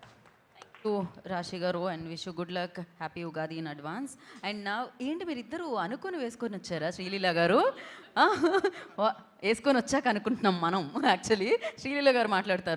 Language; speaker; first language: Telugu; native; Telugu